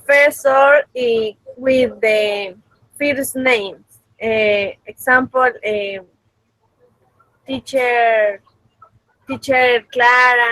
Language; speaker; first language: English; non-native, learner; Spanish